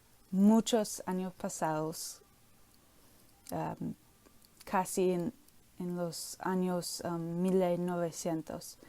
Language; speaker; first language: Spanish; non-native, learner; English